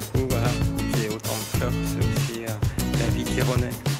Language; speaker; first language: French; native; French